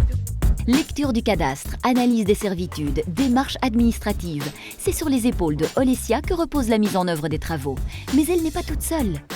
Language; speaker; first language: French; native; French